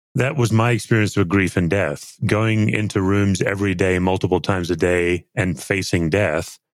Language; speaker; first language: English; native; English